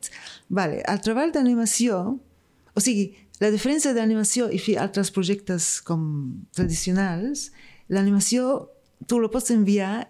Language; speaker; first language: Catalan; non-native, fluent; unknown